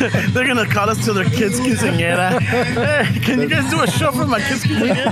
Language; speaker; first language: English; early bilingual, other home language; Spanish